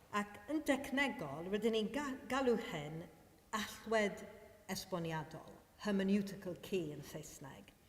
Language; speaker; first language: Welsh; non-native, fluent; Maltese